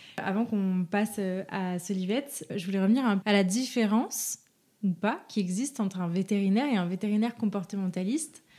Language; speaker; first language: French; native; French